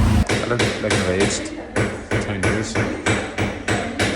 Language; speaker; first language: English; native; English